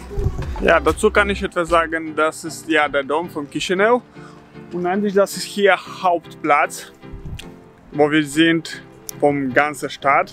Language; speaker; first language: German; non-native, learner; Romanian